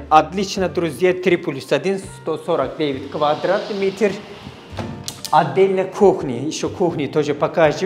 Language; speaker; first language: Russian; non-native, learner; Turkish